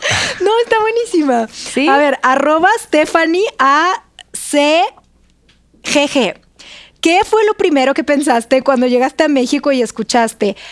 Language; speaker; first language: Spanish; non-native, fluent; Russian